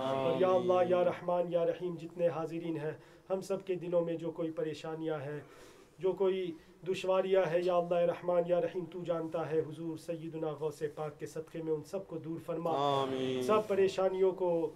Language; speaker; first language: Urdu; native; Urdu